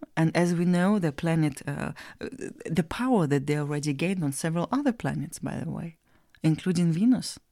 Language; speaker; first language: English; non-native, fluent; Russian